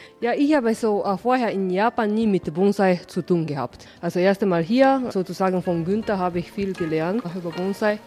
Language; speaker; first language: German; non-native, learner; Japanese